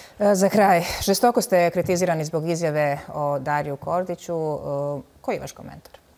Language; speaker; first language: Croatian; native; Croatian